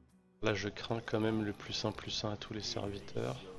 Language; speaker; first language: French; native; French